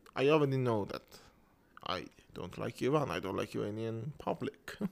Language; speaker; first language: English; non-native, fluent; Persian